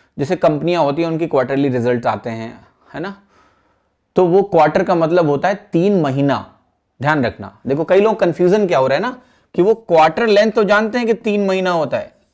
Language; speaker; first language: Hindi; native; Hindi